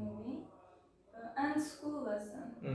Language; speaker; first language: English; non-native, learner; Turkish